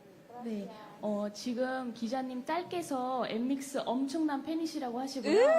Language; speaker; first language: Korean; native; Korean